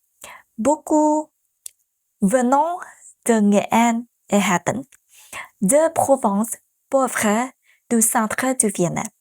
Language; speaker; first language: French; non-native, fluent; Vietnamese